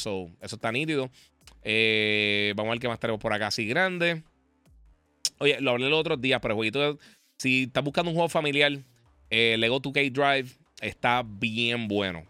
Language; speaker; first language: Spanish; native; Spanish